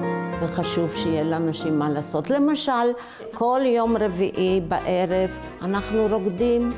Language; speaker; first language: Hebrew; early bilingual, other home language; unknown